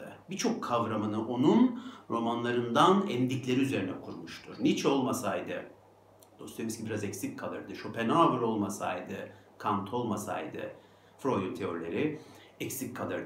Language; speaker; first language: Turkish; native; Turkish